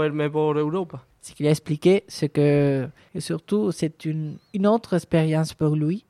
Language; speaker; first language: French; non-native, fluent; Spanish